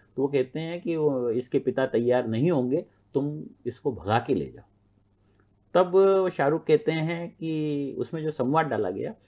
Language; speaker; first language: Hindi; native; Hindi